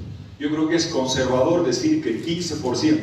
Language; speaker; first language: Spanish; native; Spanish